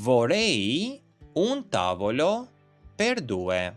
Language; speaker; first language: Italian; non-native, fluent; Albanian